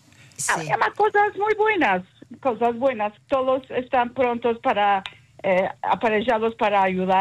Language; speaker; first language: Spanish; early bilingual, heritage; Ladino